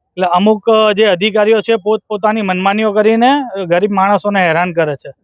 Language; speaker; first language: Gujarati; native; Gujarati